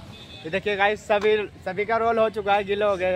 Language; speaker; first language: Hindi; native; Hindi